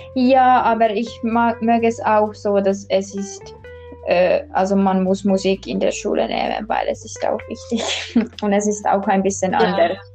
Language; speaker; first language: German; non-native, learner; Finnish